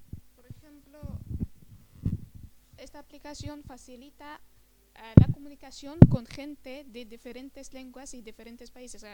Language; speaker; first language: Spanish; non-native, fluent; Arabic